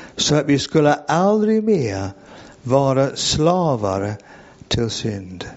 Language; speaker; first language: Swedish; non-native, fluent; English